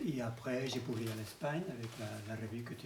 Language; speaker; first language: French; non-native, learner; Spanish